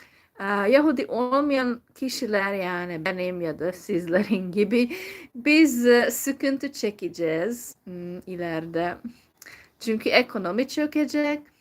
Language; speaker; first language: Turkish; non-native, fluent; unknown